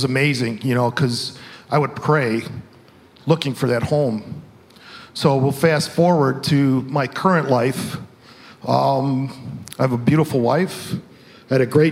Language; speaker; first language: English; native; English